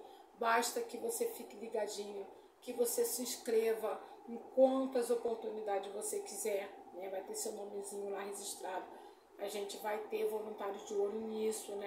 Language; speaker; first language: Portuguese; native; Portuguese